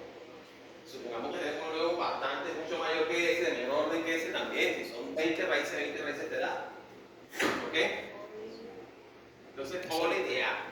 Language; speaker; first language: Spanish; native; Spanish